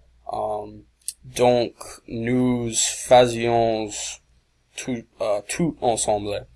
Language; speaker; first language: French; non-native, learner; English